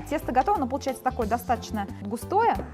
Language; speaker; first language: Russian; native; Russian